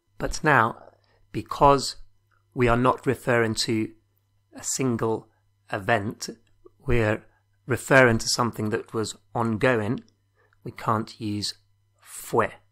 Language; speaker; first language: English; native; English